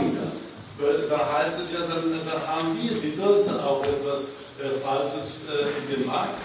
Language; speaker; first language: German; non-native, fluent; Greek